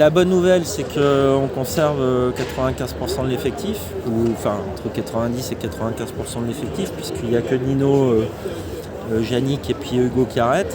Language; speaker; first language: French; native; French